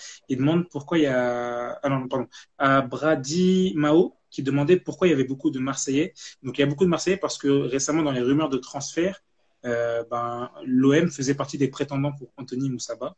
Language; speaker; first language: French; native; French